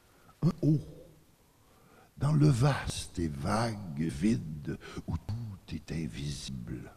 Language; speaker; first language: French; native; French